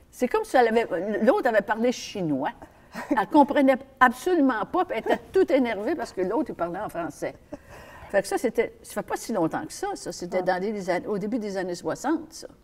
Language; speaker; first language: French; native; French